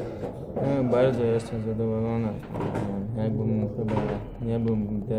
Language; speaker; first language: Polish; non-native, learner; Chechen